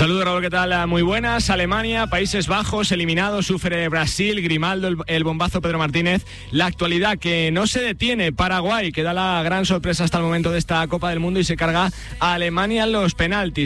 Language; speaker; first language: Spanish; native; Spanish